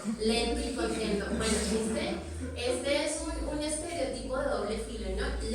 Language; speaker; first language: Spanish; native; Spanish